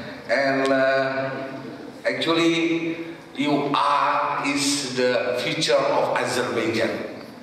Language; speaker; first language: English; non-native, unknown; Javanese